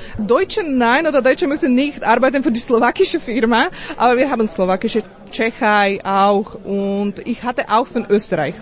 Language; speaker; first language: German; non-native, learner; Slovak